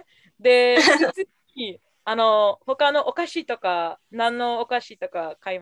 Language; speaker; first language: Japanese; non-native, fluent; English